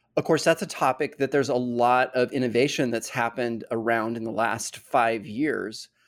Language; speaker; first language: English; native; English